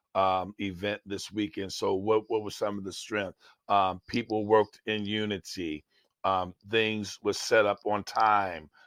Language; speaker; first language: English; native; English